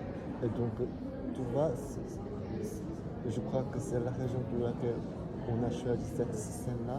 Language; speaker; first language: French; non-native, fluent; Korean